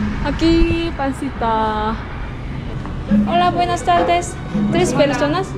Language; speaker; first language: Spanish; non-native, learner; Korean